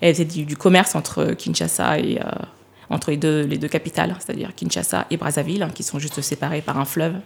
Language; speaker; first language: French; early bilingual, other home language; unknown